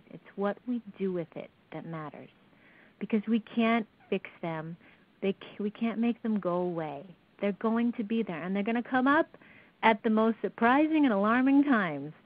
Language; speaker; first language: English; native; English